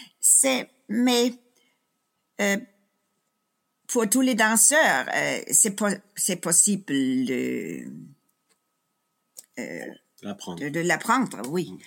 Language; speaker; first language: French; non-native, fluent; Danish